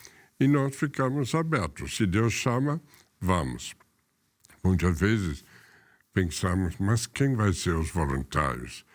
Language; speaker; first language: Portuguese; non-native, fluent; German